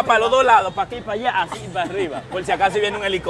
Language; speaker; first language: Spanish; native; Spanish